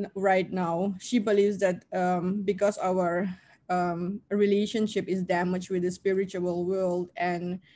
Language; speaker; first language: English; non-native, fluent; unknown